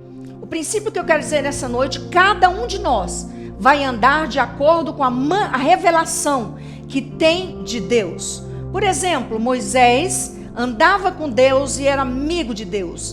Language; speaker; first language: Portuguese; native; Portuguese